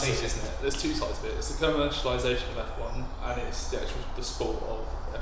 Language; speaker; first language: English; native; English